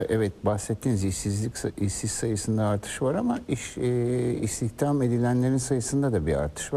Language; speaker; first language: Turkish; native; Turkish